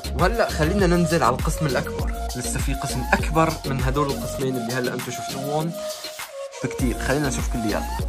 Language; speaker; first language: Arabic; native; Arabic